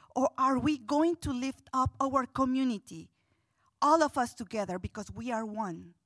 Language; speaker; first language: English; non-native, fluent; Spanish